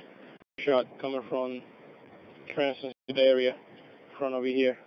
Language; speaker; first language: English; native; English